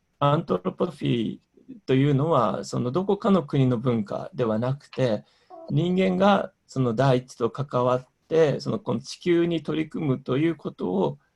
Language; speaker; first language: Japanese; native; Japanese